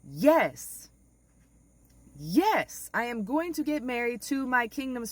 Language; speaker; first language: English; native; English